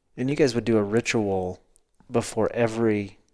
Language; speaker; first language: English; native; English